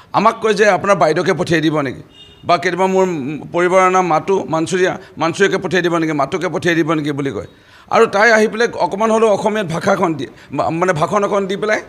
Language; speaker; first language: Assamese; native; Assamese